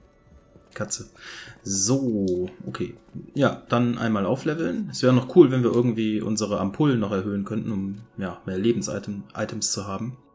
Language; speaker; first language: German; native; German